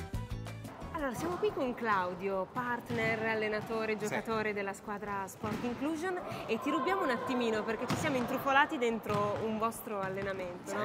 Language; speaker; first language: Italian; native; Italian